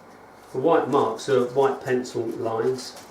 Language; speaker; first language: English; native; English